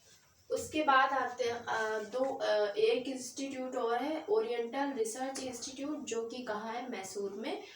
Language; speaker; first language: Hindi; native; Hindi